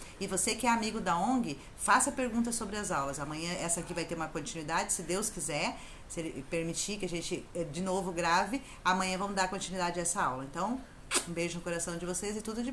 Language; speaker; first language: Portuguese; native; Portuguese